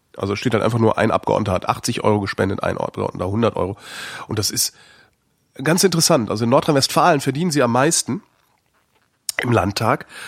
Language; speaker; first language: German; native; German